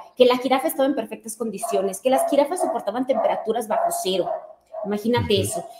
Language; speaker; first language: Spanish; native; Spanish